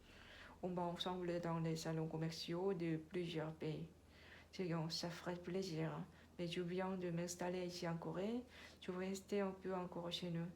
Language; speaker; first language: French; non-native, learner; Korean